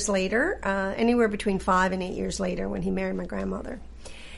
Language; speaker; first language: English; native; English